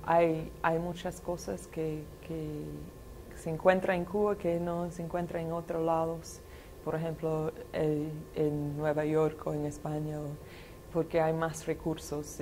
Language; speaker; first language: Spanish; non-native, fluent; English